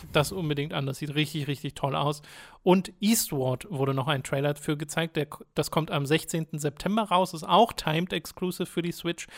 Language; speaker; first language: German; native; German